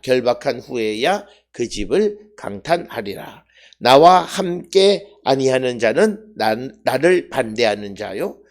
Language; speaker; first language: Korean; native; Korean